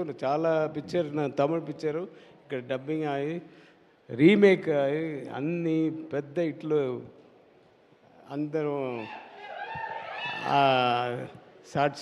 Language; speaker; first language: Telugu; non-native, learner; Tamil